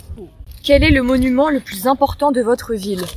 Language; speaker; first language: French; native; French